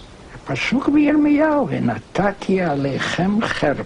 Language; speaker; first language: Hebrew; non-native, fluent; German